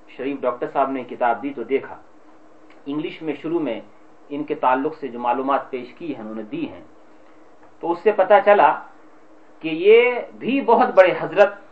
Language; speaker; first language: Urdu; native; Urdu